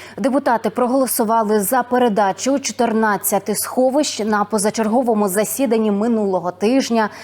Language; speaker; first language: Ukrainian; native; Ukrainian